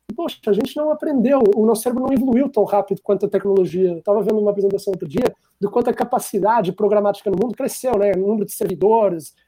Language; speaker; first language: Portuguese; native; Portuguese